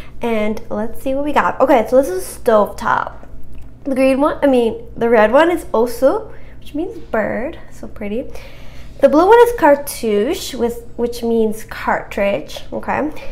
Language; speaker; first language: English; native; English